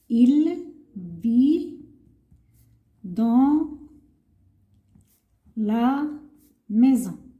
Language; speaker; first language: French; non-native, local second language; Arabic